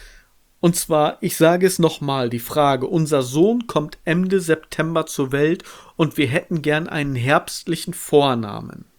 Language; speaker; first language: German; native; German